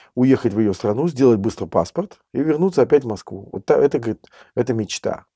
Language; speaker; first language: Russian; native; Russian